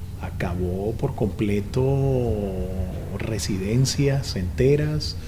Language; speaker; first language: Spanish; native; Spanish